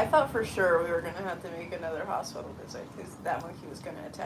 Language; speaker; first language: English; native; English